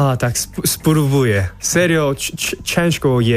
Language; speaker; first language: Polish; non-native, learner; Korean